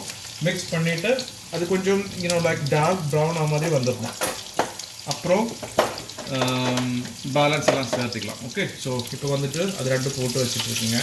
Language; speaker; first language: Tamil; non-native, learner; Malayalam